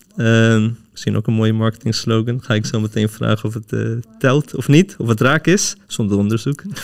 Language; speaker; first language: Dutch; early bilingual, other home language; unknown